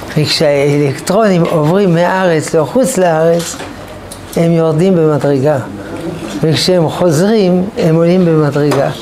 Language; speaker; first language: Hebrew; non-native, fluent; French